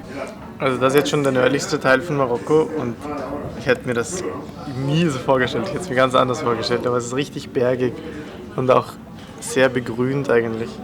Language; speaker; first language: German; native; German